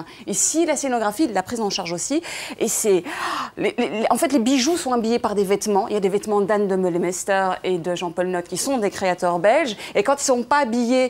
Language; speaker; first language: French; native; French